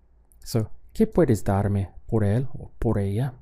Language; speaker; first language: Spanish; non-native, fluent; English